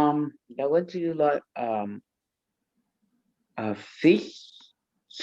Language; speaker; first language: English; non-native, learner; Spanish